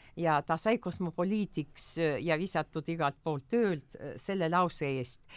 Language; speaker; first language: Estonian; non-native, local second language; Russian